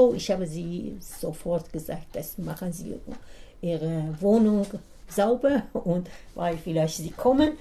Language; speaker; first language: German; non-native, learner; Persian